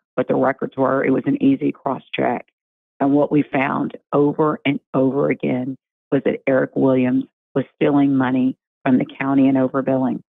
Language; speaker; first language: English; native; English